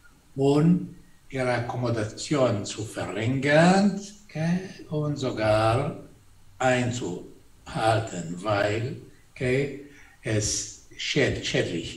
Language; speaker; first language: German; non-native, fluent; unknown